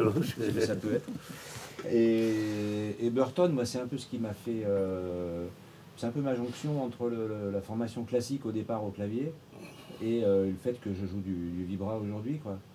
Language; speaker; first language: French; native; French